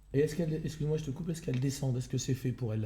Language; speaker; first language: French; native; French